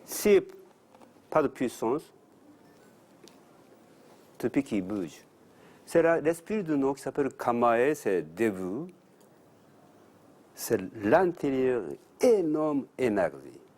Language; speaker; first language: French; non-native, learner; Japanese